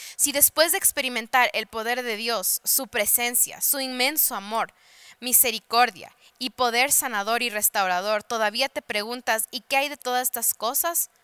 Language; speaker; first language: Spanish; early bilingual, heritage; Spanish